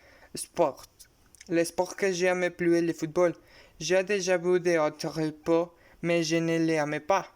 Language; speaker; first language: French; non-native, learner; Spanish